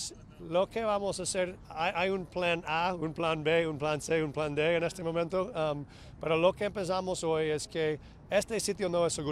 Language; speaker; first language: Spanish; non-native, fluent; English